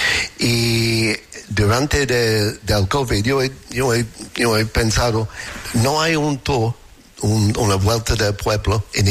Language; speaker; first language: Spanish; non-native, learner; English